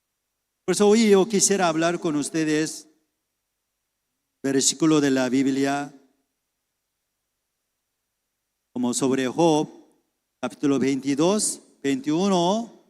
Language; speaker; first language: Spanish; non-native, fluent; Korean